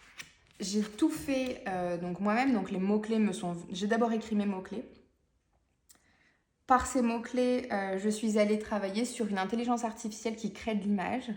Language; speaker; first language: French; native; French